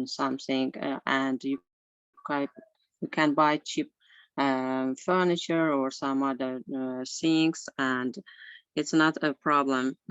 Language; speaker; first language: English; non-native, learner; Azerbaijani